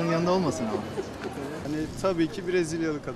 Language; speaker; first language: Turkish; native; Turkish